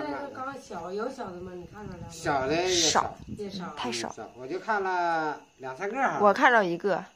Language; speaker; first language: Chinese; native; Chinese